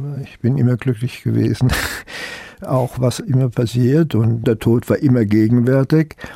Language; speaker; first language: German; native; German